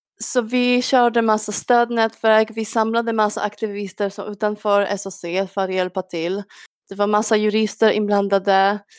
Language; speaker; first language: Swedish; non-native, fluent; Polish